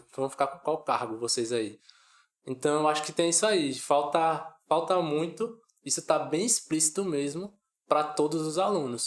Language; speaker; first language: Portuguese; native; Portuguese